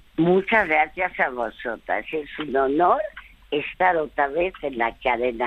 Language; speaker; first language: Spanish; early bilingual, other home language; French